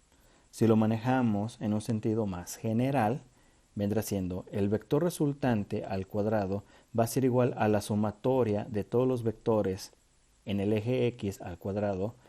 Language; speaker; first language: Spanish; native; Spanish